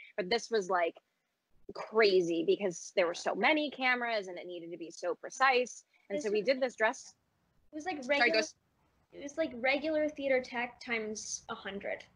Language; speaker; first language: English; native; English